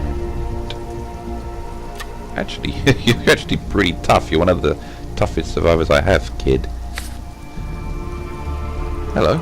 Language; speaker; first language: English; native; English